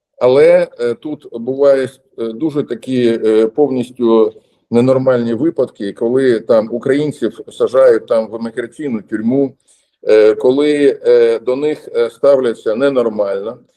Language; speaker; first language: Ukrainian; non-native, local second language; Russian